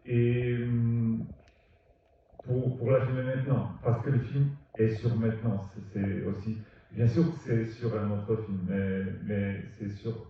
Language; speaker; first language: French; non-native, fluent; Portuguese